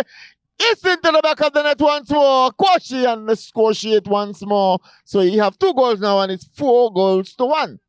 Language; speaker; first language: English; native; English